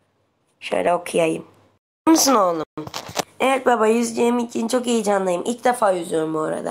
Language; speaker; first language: Turkish; native; Turkish